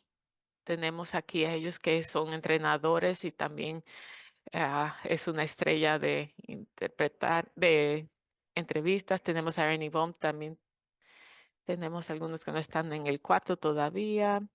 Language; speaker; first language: Spanish; non-native, fluent; English